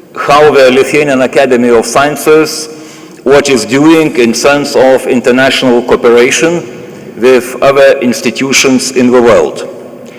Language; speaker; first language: English; non-native, fluent; Lithuanian